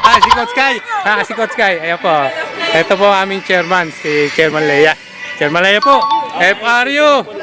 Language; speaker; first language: Filipino; native; Filipino